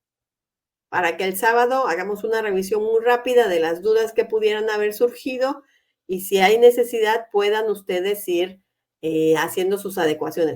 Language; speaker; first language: Spanish; native; Spanish